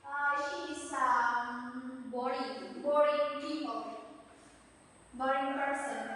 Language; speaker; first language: English; non-native, learner; Indonesian